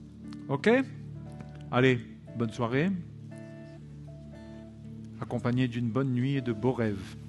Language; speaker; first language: French; native; French